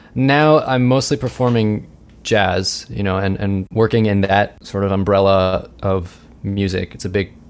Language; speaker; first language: English; native; English